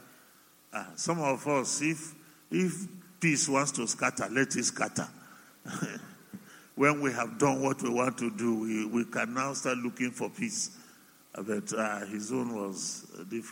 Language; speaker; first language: English; non-native, local second language; Igbo